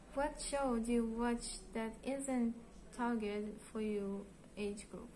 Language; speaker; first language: English; non-native, learner; Hebrew